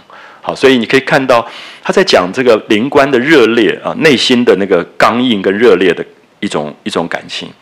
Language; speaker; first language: Chinese; native; Chinese